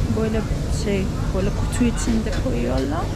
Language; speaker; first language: Turkish; non-native, learner; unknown